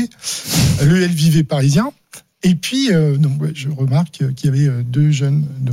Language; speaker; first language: French; native; French